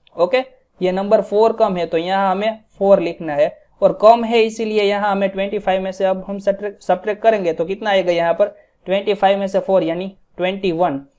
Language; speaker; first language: Hindi; non-native, local second language; Gujarati